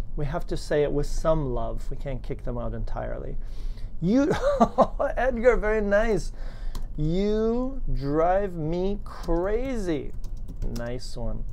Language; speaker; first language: English; native; English